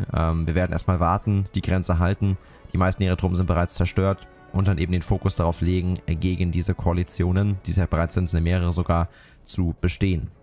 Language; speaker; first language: German; native; German